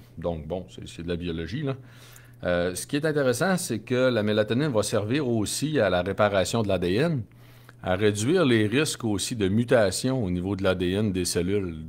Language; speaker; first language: French; native; French